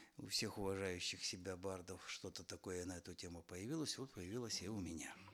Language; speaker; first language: Russian; non-native, local second language; Ukrainian